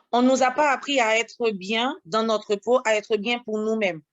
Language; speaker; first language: French; non-native, local second language; Haitian Creole